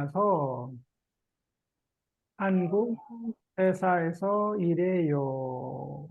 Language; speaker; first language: Korean; native; Korean